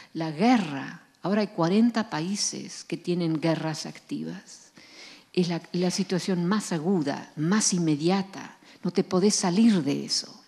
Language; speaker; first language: Spanish; non-native, fluent; Dutch